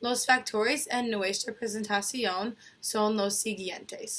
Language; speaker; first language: Spanish; non-native, learner; English